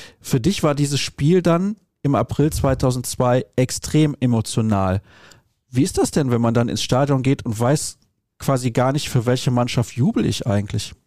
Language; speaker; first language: German; native; German